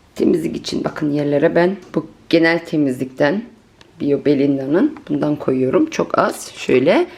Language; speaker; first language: Turkish; native; Turkish